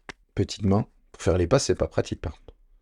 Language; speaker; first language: French; native; French